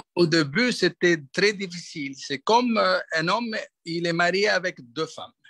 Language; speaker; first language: French; non-native, local second language; Arabic